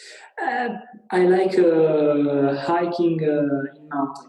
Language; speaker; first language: English; non-native, learner; Italian